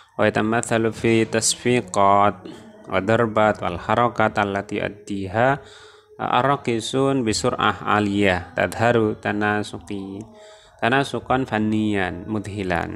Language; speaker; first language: Arabic; non-native, fluent; Indonesian